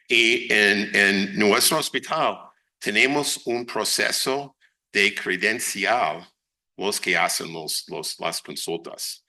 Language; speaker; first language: Spanish; non-native, fluent; English